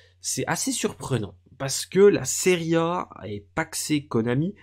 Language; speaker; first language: French; native; French